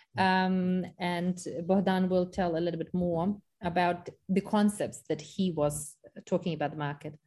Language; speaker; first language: English; non-native, fluent; Ukrainian